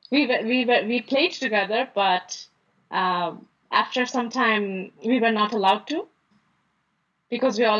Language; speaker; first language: English; non-native, local second language; Bangla